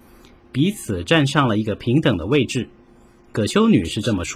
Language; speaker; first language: Chinese; native; Chinese